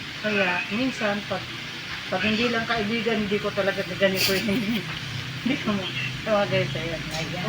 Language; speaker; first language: Filipino; non-native, local second language; Waray